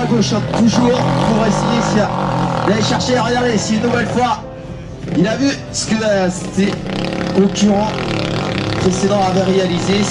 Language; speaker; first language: French; native; French